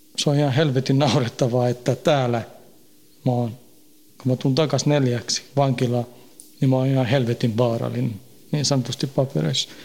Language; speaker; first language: Finnish; early bilingual, heritage; Finnish